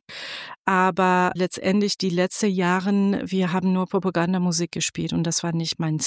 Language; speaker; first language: German; non-native, fluent; Persian